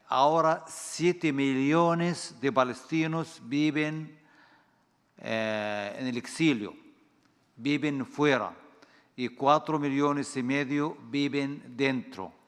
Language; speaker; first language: Spanish; non-native, fluent; Arabic